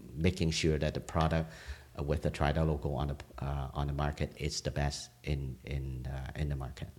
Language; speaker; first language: English; non-native, local second language; Cantonese